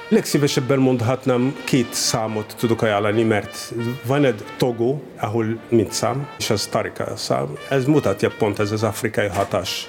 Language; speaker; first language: Hungarian; non-native, fluent; Arabic